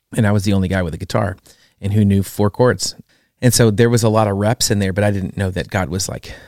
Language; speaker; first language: English; native; English